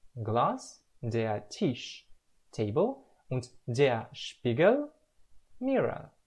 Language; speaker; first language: German; non-native, learner; Russian